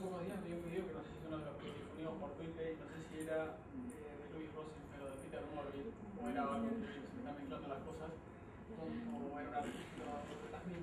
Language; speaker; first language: Spanish; native; Spanish